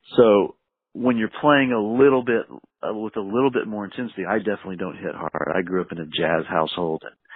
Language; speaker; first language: English; native; English